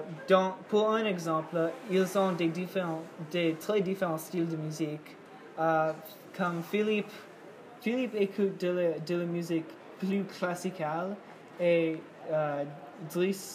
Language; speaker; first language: French; non-native, learner; English